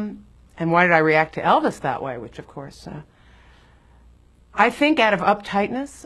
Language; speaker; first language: English; native; English